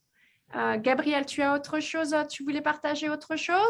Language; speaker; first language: French; native; French